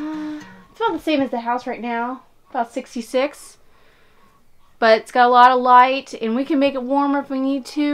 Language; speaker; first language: English; native; English